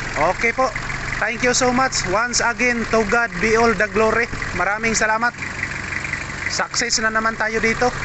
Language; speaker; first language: Filipino; native; Filipino